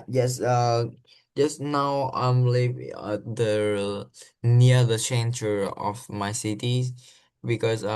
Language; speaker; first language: English; non-native, learner; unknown